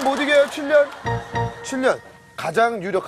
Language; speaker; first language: Korean; native; Korean